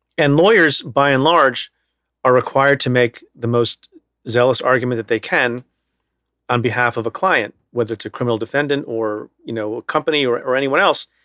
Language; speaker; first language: English; early bilingual, other home language; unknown